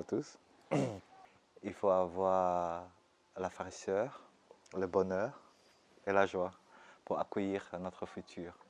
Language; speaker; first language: French; non-native, fluent; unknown